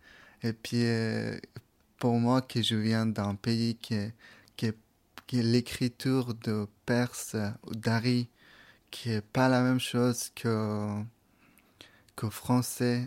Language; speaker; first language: French; non-native, fluent; Persian